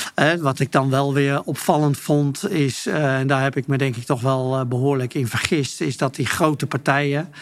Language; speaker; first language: Dutch; native; Dutch